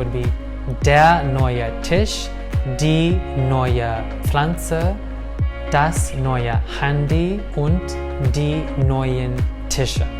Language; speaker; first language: German; non-native, fluent; English